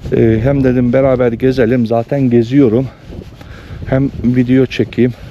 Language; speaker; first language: Turkish; early bilingual, heritage; Turkish